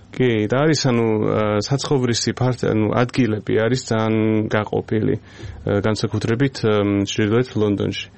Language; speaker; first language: Georgian; non-native, fluent; English